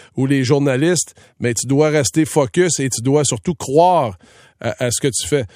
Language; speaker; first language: French; native; French